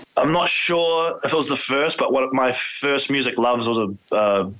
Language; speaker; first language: English; native; English